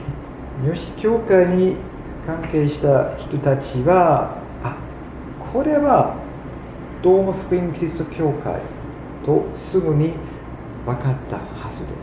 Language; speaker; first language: Japanese; non-native, fluent; German